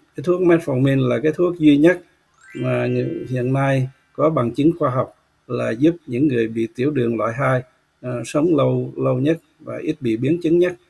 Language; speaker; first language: Vietnamese; native; Vietnamese